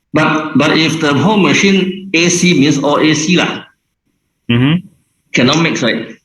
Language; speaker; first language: English; non-native, local second language; Chinese